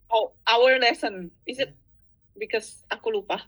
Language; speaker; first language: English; non-native, fluent; Indonesian